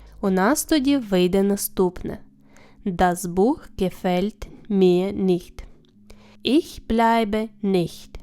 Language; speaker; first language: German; non-native, fluent; Ukrainian